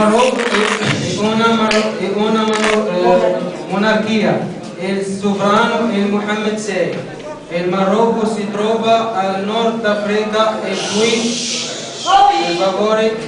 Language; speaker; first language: Italian; non-native, learner; Arabic